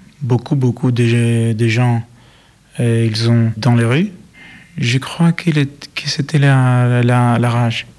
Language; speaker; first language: French; non-native, learner; Greek